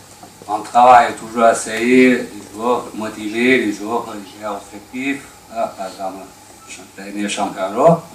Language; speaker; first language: French; non-native, learner; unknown